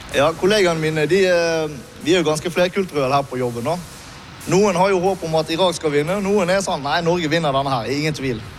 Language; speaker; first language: Norwegian; early bilingual, other home language; Arabic